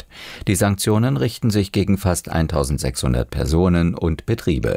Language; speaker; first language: German; native; German